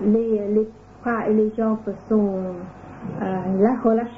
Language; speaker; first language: French; non-native, fluent; Vietnamese